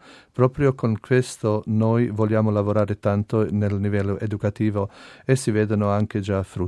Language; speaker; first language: Italian; non-native, fluent; Albanian